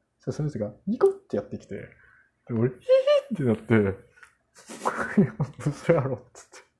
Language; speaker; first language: Japanese; non-native, fluent; Korean